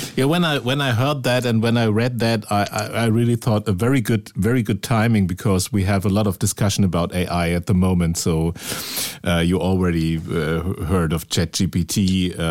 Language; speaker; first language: English; non-native, fluent; German